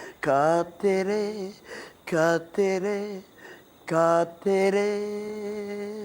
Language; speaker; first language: Māori; native; Māori